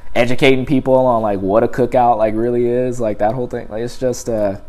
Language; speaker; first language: English; native; English